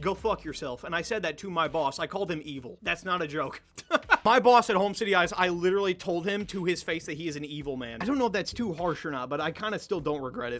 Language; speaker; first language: English; native; English